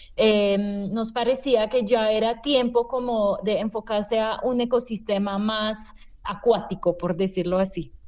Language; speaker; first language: Spanish; non-native, fluent; French